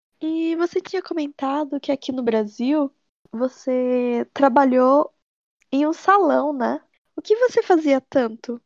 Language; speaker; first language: Portuguese; native; Portuguese